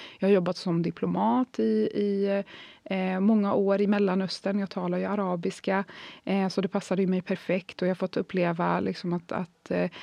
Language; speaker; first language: Swedish; early bilingual, other home language; Arabic